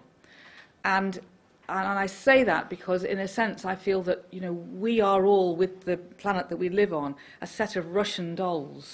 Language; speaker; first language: English; native; English